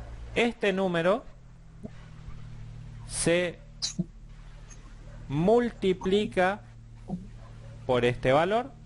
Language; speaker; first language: Spanish; native; Spanish